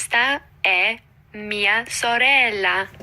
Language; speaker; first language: Italian; non-native, learner; English